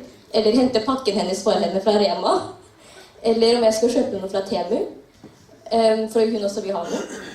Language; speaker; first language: Norwegian; early bilingual, other home language; Tamil